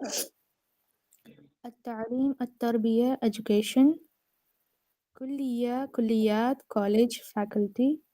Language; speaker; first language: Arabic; non-native, learner; Urdu